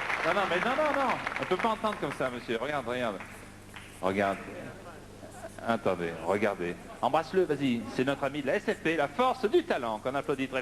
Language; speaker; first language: French; native; French